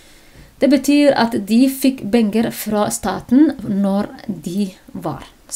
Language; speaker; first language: Norwegian; non-native, learner; Somali